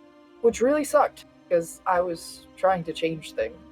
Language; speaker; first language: English; native; English